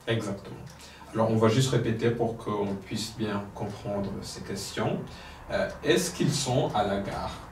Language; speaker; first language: French; non-native, local second language; Kinyarwanda